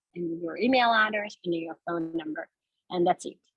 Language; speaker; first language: English; non-native, fluent; Kazakh